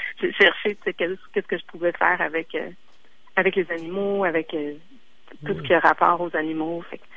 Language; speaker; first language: French; native; French